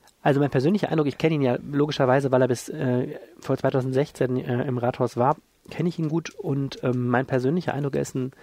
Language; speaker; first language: German; native; German